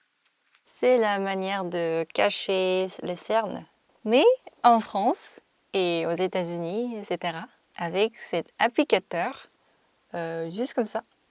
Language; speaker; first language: French; non-native, fluent; Korean